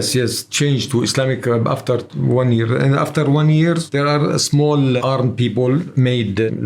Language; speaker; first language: English; non-native, learner; Arabic